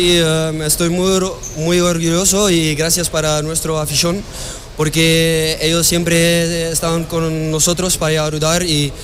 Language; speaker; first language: Spanish; non-native, learner; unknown